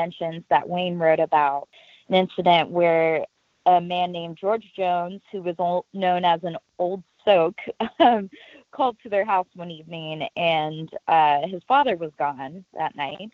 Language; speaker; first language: English; native; English